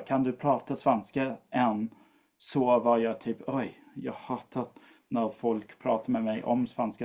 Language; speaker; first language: Swedish; non-native, fluent; English